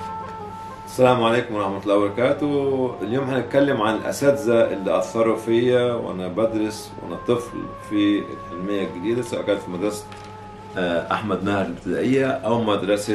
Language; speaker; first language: Arabic; native; Arabic